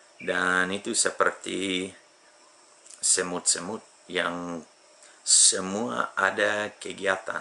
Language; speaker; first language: Indonesian; non-native, fluent; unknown